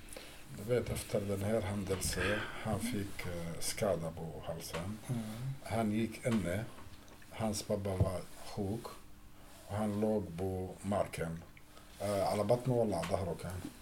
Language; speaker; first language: Swedish; non-native, fluent; Arabic